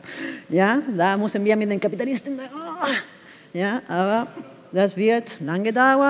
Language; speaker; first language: German; non-native, fluent; Spanish